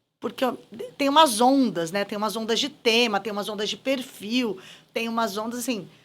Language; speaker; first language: Portuguese; native; Portuguese